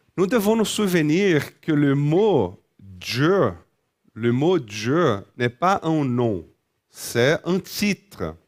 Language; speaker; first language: French; non-native, fluent; Portuguese